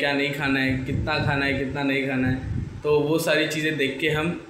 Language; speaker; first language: Hindi; non-native, local second language; Marathi